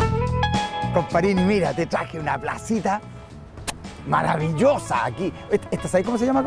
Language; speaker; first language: Spanish; native; Spanish